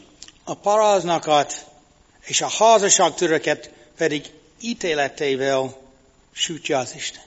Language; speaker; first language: Hungarian; non-native, fluent; English